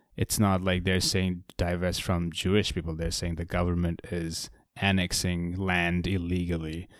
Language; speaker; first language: English; non-native, local second language; Bangla